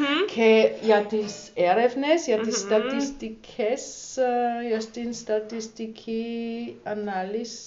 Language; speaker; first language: Greek; non-native, learner; German